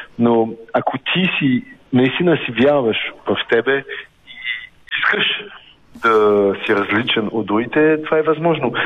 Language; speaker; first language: Bulgarian; early bilingual, heritage; Bulgarian